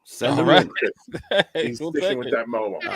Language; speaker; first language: English; native; English